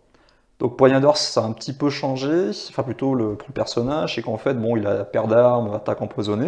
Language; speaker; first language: French; native; French